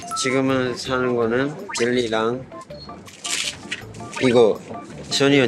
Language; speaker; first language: Korean; non-native, fluent; Japanese